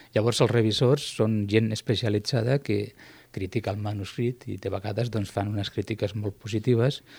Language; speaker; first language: Catalan; non-native, local second language; Spanish